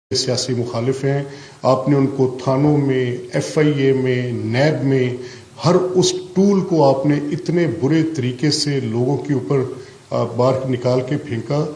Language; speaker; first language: Urdu; non-native, local second language; Punjabi